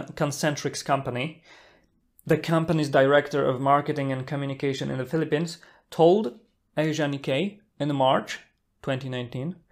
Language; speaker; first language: English; non-native, fluent; Polish